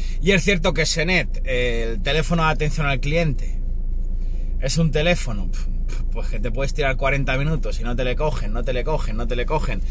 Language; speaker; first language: Spanish; native; Spanish